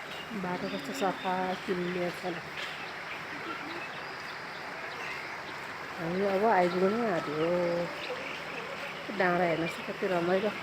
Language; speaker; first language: Nepali; native; Nepali